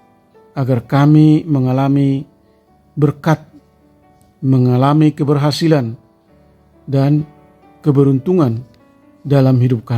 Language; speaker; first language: Indonesian; native; Indonesian